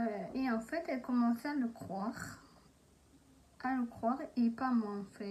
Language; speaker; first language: French; native; French